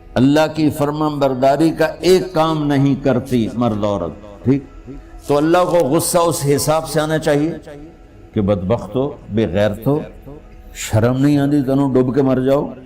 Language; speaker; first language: Urdu; non-native, local second language; Punjabi